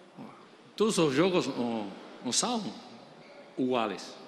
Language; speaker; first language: Portuguese; non-native, fluent; Spanish